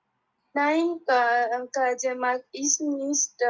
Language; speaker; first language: German; non-native, learner; Bangla